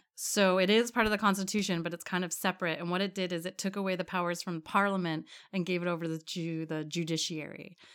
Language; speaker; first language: English; native; English